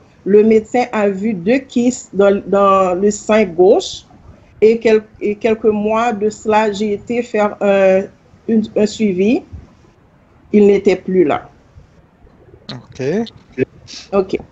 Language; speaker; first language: French; non-native, local second language; Haitian Creole